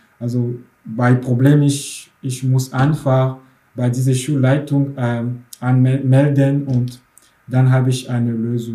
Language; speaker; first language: German; non-native, fluent; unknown